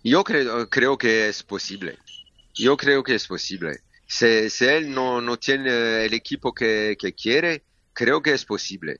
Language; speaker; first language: Spanish; non-native, learner; French